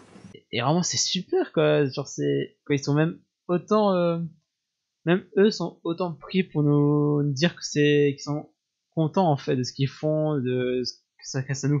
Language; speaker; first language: French; native; French